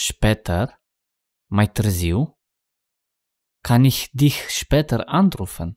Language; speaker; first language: German; non-native, fluent; Romanian